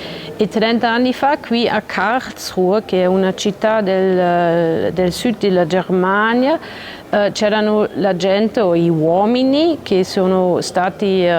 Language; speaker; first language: Italian; non-native, learner; German